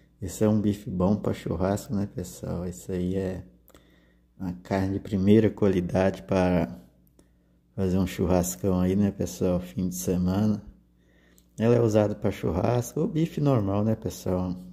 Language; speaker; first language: Portuguese; native; Portuguese